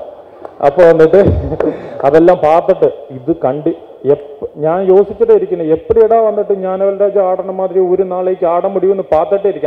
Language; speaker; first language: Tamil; non-native, learner; Malayalam